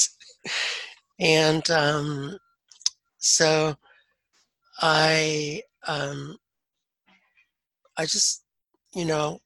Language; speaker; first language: English; native; English